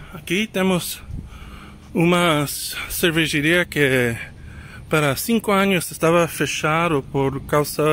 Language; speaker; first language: Portuguese; non-native, learner; English